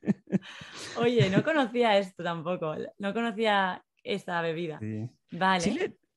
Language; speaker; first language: Spanish; native; Spanish